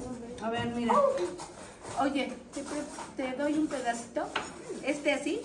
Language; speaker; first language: Spanish; native; Spanish